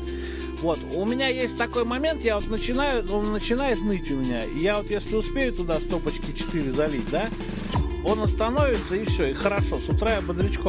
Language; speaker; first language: Russian; native; Russian